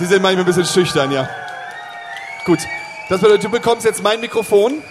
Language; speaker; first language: German; native; German